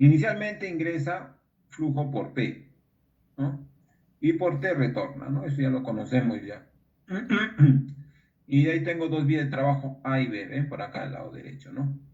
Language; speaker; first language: Spanish; native; Spanish